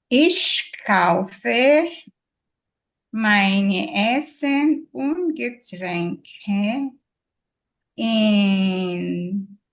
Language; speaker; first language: German; non-native, learner; Filipino